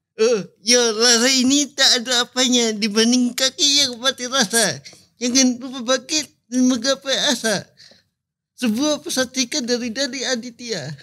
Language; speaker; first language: Indonesian; native; Indonesian